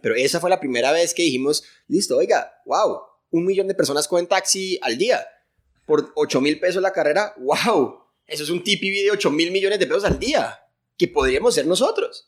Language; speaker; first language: Spanish; native; Spanish